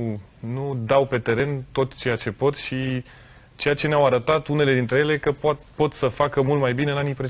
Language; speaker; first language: Romanian; native; Romanian